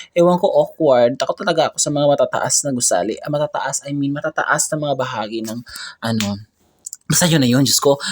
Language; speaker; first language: Filipino; native; Filipino